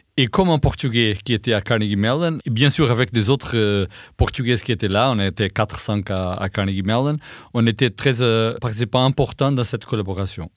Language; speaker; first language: French; non-native, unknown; Portuguese